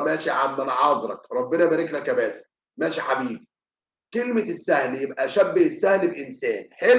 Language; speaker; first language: Arabic; native; Arabic